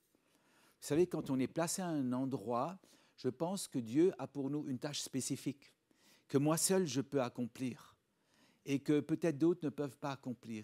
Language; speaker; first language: French; native; French